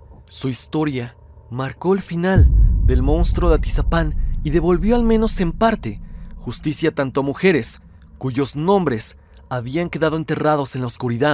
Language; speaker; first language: Spanish; native; Spanish